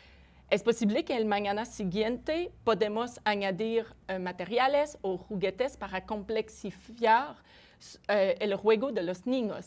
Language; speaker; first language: Spanish; non-native, fluent; French